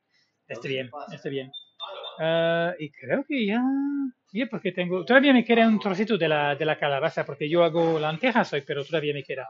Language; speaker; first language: Spanish; non-native, fluent; English